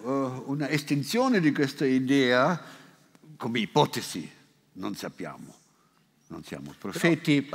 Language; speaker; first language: Italian; non-native, fluent; German